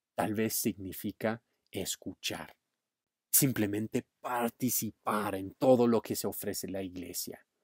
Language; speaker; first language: Spanish; non-native, fluent; English